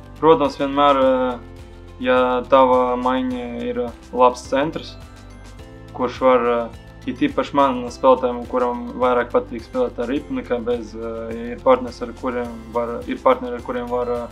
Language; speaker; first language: Latvian; non-native, local second language; Russian